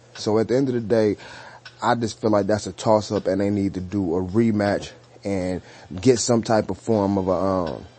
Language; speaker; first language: English; native; English